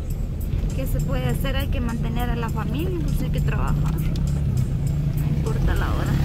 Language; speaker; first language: Spanish; native; Spanish